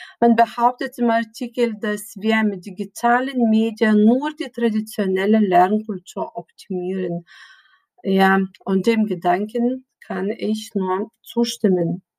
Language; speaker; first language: German; non-native, fluent; Lithuanian